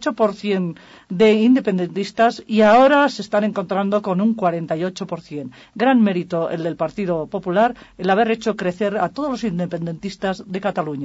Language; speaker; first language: Spanish; native; Spanish